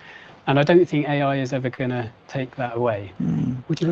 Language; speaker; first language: English; native; English